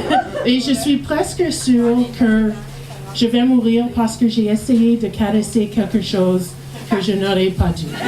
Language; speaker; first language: French; non-native, learner; English